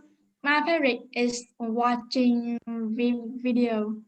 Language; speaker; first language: English; non-native, learner; Vietnamese